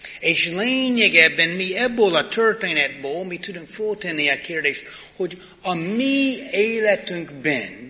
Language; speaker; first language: Hungarian; non-native, learner; English